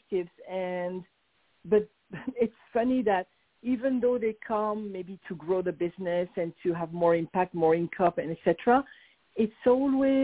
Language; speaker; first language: English; non-native, fluent; French